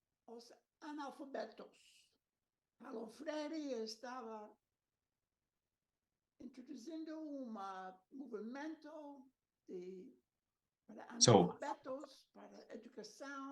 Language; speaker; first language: Portuguese; non-native, learner; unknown